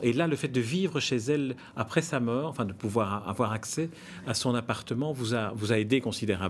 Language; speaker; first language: French; native; French